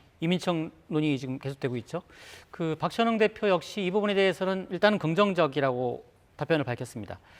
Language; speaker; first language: Korean; native; Korean